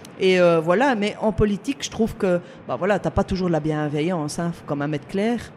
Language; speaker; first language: French; early bilingual, other home language; Italian